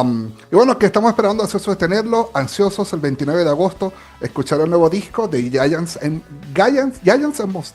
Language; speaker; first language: Spanish; native; Spanish